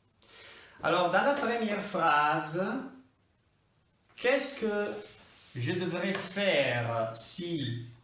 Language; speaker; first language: French; non-native, fluent; Italian